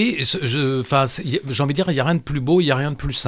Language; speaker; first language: French; native; French